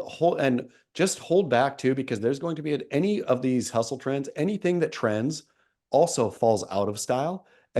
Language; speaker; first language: English; native; English